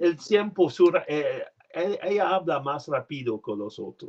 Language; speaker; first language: Spanish; non-native, learner; French